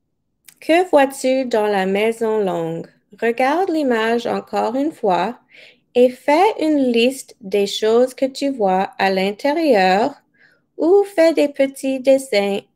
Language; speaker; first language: French; non-native, fluent; English